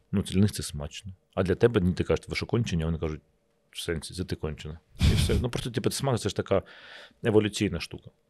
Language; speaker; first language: Ukrainian; native; Ukrainian